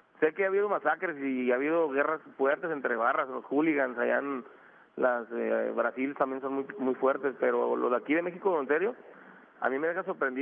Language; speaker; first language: Spanish; native; Spanish